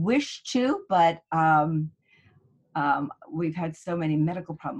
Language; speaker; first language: English; native; English